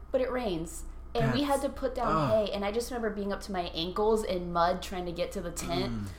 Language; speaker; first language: English; native; English